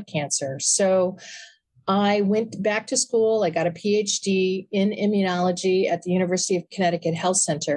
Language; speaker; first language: English; native; English